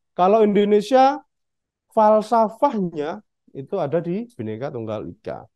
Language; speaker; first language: Indonesian; native; Indonesian